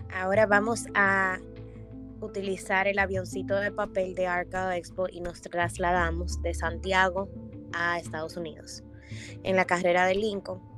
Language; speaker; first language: Spanish; native; Spanish